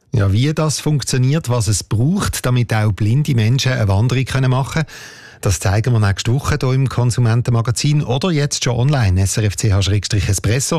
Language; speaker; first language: German; native; German